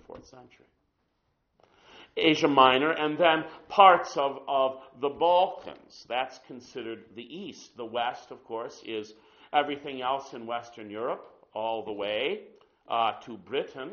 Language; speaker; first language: English; native; English